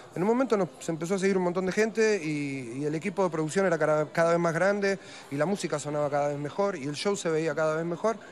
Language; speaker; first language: Spanish; native; Spanish